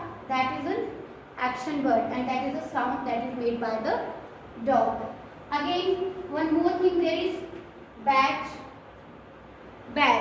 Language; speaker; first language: English; non-native, local second language; Hindi